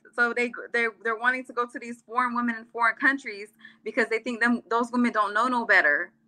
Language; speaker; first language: English; early bilingual, other home language; Arabic